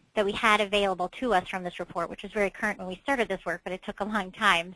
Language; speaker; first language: English; native; English